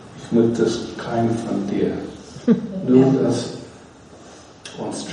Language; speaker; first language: German; non-native, learner; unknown